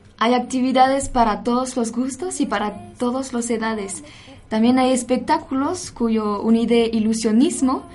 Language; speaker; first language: Spanish; non-native, fluent; French